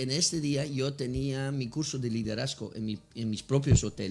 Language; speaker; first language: Spanish; non-native, fluent; Dutch